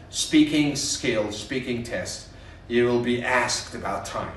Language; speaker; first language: English; non-native, fluent; Persian